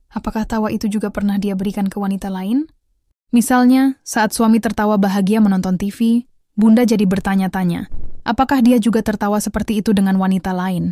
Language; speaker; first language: Indonesian; native; Indonesian